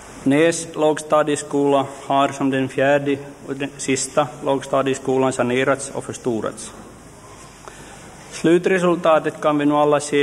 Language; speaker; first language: Swedish; native; Swedish